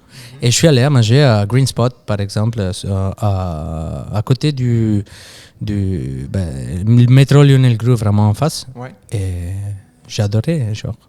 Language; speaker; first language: French; non-native, fluent; Italian